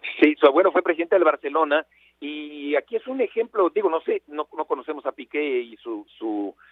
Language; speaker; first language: Spanish; native; Spanish